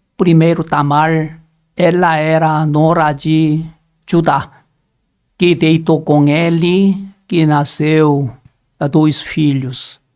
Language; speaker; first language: Portuguese; non-native, learner; Korean